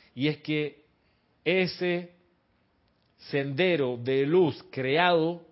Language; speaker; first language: Spanish; native; Spanish